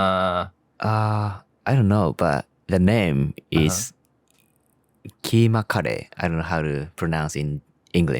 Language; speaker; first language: English; non-native, learner; Japanese